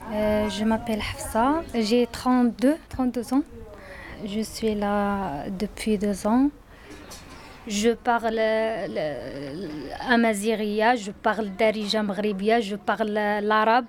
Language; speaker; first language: French; non-native, learner; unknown